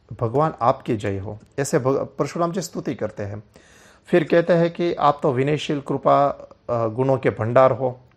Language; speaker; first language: Hindi; non-native, local second language; Gujarati